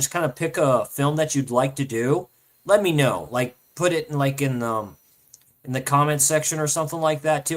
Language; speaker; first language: English; native; English